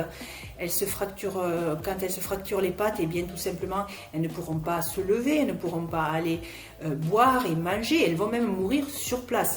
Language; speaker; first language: French; native; French